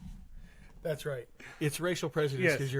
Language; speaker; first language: English; native; English